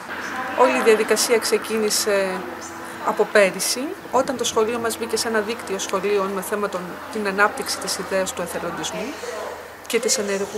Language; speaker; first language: Greek; native; Greek